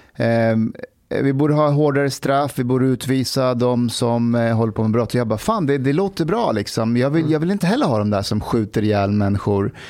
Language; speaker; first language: Swedish; early bilingual, other home language; Persian